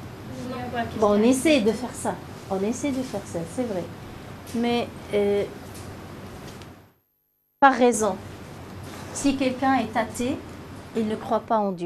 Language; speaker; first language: French; non-native, fluent; Arabic